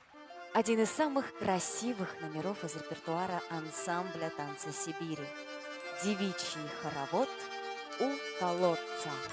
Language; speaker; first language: Russian; native; Russian